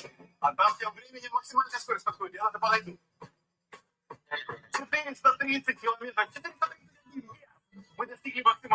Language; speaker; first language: Russian; native; Russian